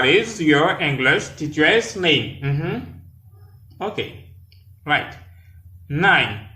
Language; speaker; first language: English; non-native, learner; Haitian Creole